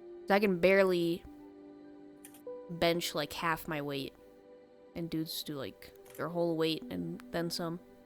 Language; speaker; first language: English; native; English